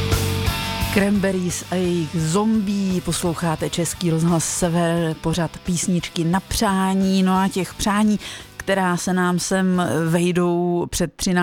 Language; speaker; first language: Czech; native; Czech